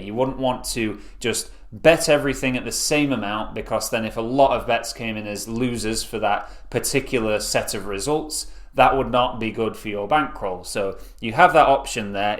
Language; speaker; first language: English; native; English